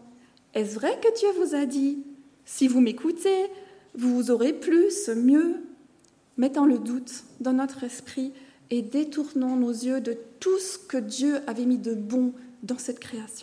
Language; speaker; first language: French; non-native, fluent; German